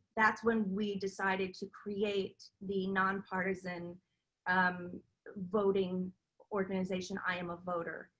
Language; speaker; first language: English; native; English